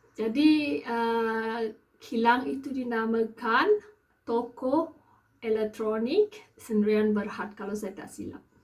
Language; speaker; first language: Malay; non-native, local second language; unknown